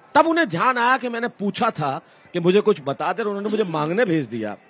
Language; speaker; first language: Hindi; native; Hindi